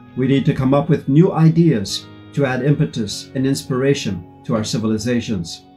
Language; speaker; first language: English; native; English